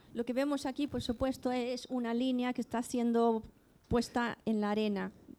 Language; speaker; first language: Spanish; native; Spanish